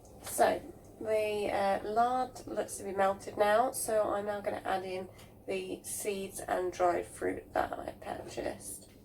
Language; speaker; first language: English; native; English